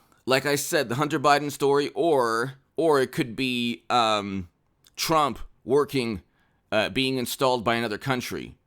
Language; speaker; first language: English; native; English